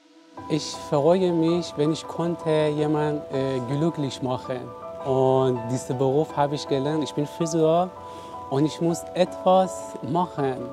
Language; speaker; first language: German; non-native, learner; Persian